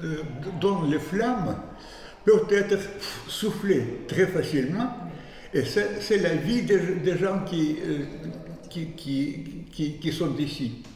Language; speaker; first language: French; non-native, fluent; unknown